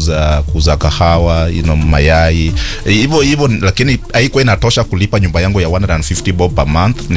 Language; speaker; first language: Swahili; non-native, local second language; Luo (Kenya and Tanzania)